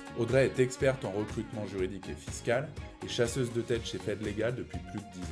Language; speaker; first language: French; native; French